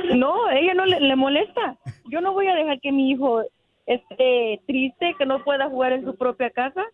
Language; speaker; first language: Spanish; native; Spanish